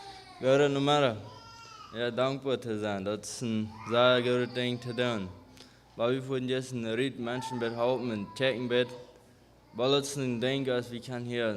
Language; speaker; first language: German; non-native, learner; Low German